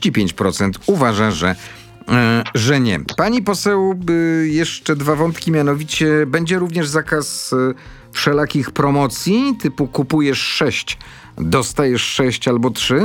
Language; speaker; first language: Polish; native; Polish